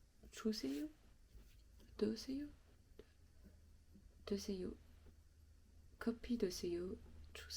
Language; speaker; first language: Korean; non-native, learner; French